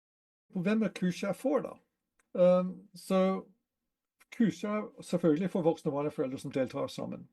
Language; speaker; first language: Norwegian; non-native, fluent; English